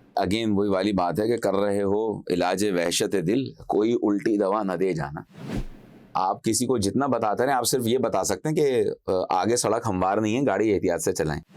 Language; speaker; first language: Urdu; native; Urdu